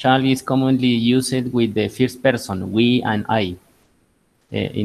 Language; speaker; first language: English; non-native, learner; Spanish